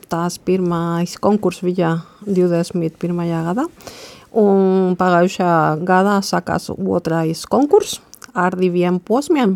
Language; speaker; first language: Latvian; non-native, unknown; Spanish